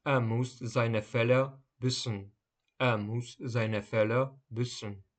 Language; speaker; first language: German; non-native, fluent; Ukrainian